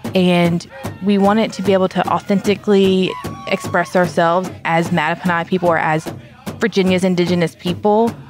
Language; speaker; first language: English; native; English